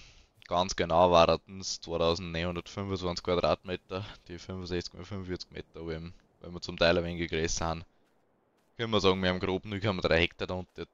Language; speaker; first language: German; native; German